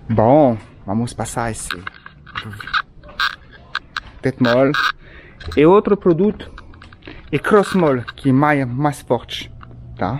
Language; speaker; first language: Portuguese; non-native, fluent; French